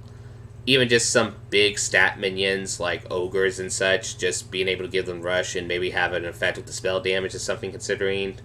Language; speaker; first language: English; native; English